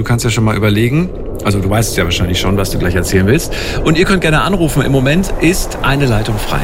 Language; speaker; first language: German; native; German